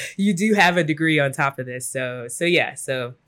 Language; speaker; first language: English; native; English